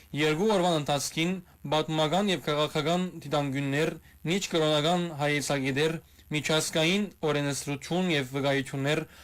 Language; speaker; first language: Armenian; early bilingual, heritage; Armenian